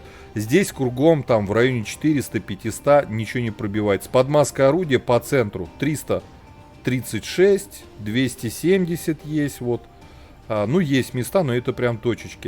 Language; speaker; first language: Russian; native; Russian